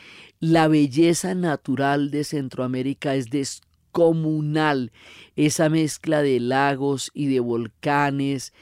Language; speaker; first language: Spanish; native; Spanish